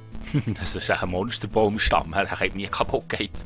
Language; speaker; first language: German; native; German